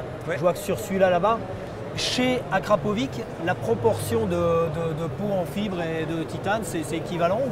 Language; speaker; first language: French; native; French